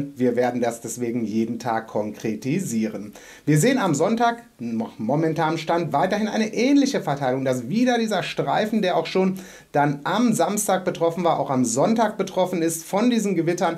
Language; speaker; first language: German; native; German